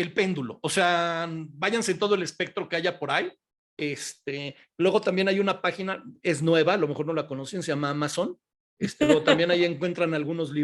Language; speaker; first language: Spanish; native; Spanish